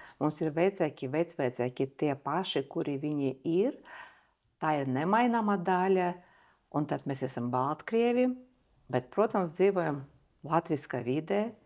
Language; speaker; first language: Latvian; early bilingual, other home language; Belarusian